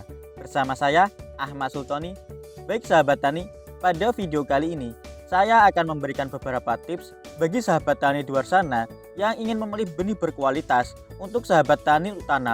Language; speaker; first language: Indonesian; native; Indonesian